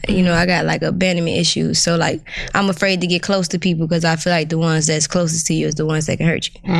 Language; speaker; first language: English; native; English